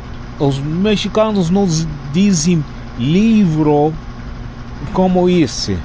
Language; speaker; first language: Portuguese; non-native, learner; English